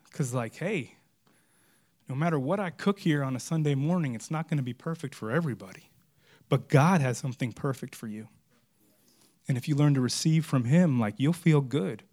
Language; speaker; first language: English; native; English